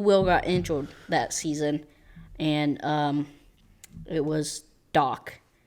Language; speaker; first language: English; native; English